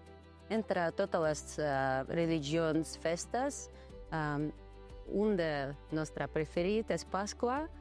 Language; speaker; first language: Catalan; non-native, learner; Ukrainian